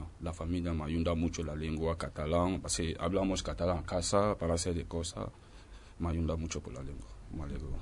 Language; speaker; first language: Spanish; non-native, learner; French